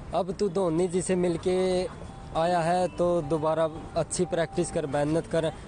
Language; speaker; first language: Hindi; native; Hindi